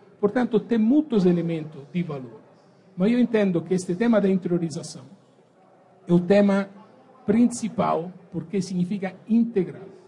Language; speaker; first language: Portuguese; non-native, fluent; Italian